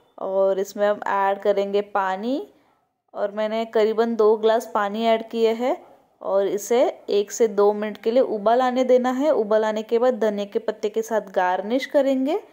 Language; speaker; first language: Hindi; non-native, local second language; Marathi